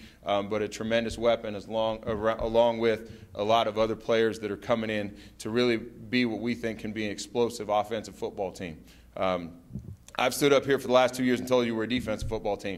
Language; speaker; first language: English; native; English